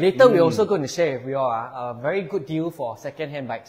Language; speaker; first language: English; non-native, local second language; Chinese